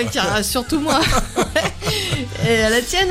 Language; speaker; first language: French; native; French